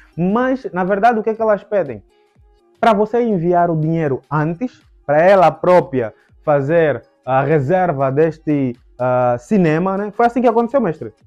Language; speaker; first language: Portuguese; native; Portuguese